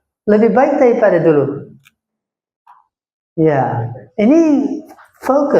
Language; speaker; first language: Indonesian; non-native, fluent; English